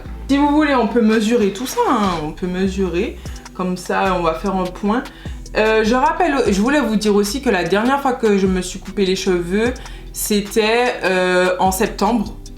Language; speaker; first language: French; native; French